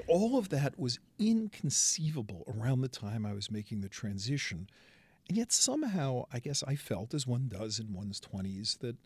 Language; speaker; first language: English; native; English